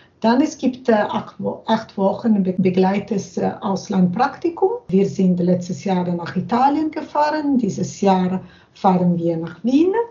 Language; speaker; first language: German; non-native, fluent; Italian